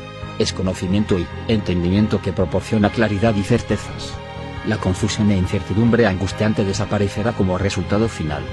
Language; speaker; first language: Spanish; native; Spanish